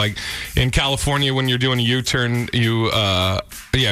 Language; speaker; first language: English; native; English